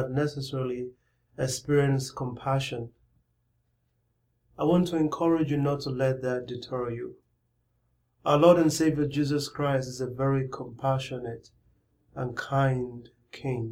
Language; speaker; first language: English; non-native, local second language; Igbo